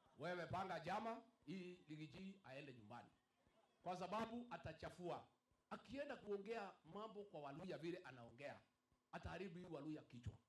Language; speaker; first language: Swahili; non-native, local second language; Kikuyu